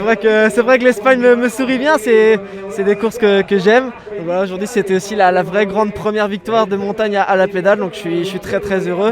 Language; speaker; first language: French; native; French